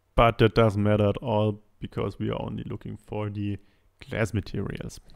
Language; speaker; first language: English; non-native, fluent; German